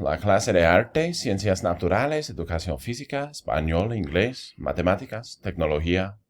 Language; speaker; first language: Spanish; non-native, fluent; English